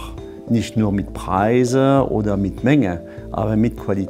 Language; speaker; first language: German; non-native, fluent; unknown